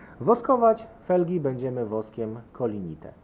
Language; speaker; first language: Polish; native; Polish